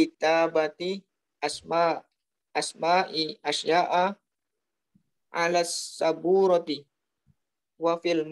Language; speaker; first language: Arabic; non-native, learner; Indonesian